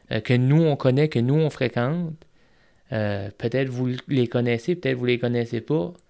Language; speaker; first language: French; native; French